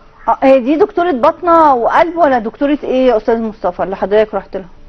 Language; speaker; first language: Arabic; native; Arabic